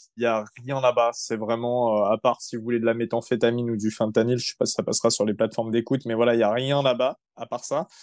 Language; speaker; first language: French; native; French